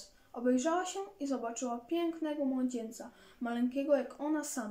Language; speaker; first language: Polish; native; Polish